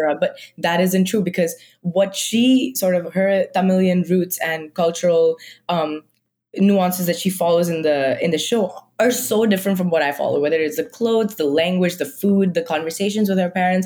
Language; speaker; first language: English; non-native, local second language; Marathi